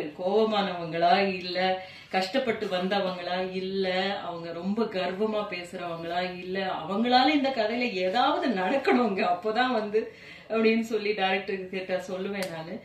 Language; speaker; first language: Tamil; native; Tamil